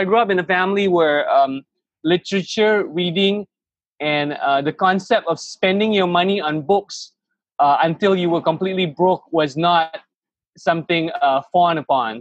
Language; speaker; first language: English; non-native, local second language; Malay